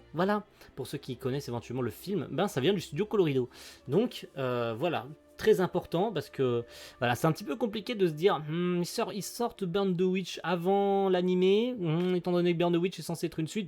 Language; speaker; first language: French; native; French